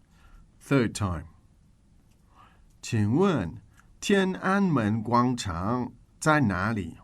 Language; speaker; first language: Chinese; non-native, learner; English